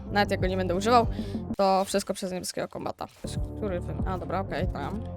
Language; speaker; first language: Polish; native; Polish